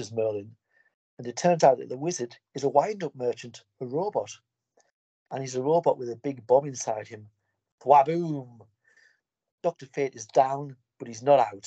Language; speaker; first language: English; native; English